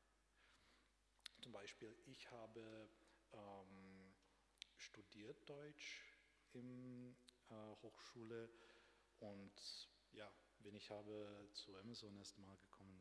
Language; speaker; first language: German; non-native, fluent; Romanian